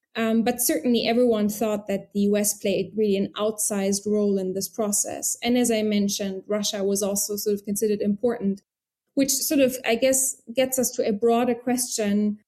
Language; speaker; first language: English; non-native, fluent; German